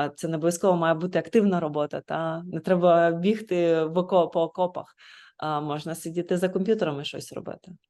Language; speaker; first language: Ukrainian; native; Ukrainian